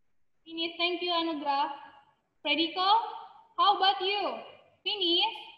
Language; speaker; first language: English; non-native, learner; Indonesian